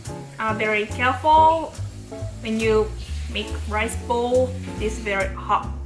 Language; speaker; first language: English; non-native, learner; Japanese